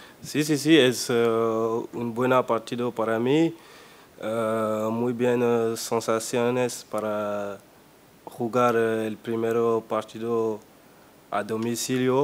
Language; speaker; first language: Spanish; non-native, learner; French